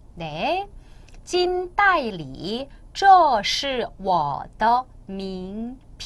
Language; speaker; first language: Chinese; non-native, fluent; Korean